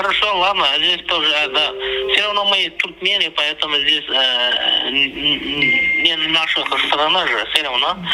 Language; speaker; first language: Russian; non-native, learner; Turkmen